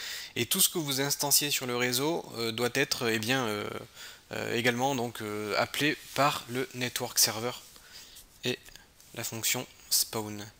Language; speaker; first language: French; native; French